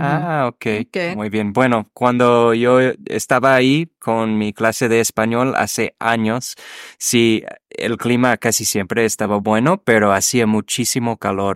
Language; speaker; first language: Spanish; non-native, fluent; English